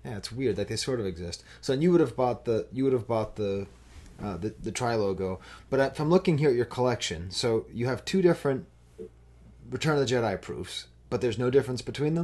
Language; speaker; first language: English; native; English